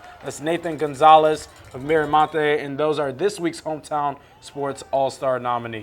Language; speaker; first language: English; native; English